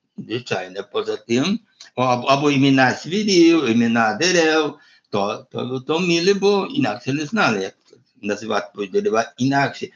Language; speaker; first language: Ukrainian; early bilingual, heritage; Ukrainian